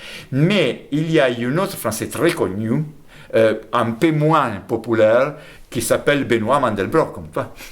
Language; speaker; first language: French; non-native, fluent; Italian